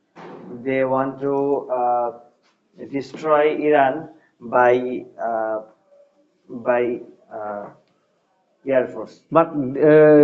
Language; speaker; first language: English; non-native, learner; Bangla